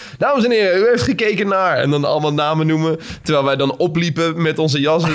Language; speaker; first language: Dutch; native; Dutch